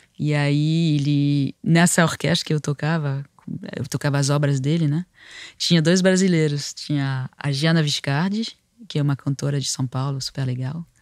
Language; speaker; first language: Portuguese; non-native, fluent; French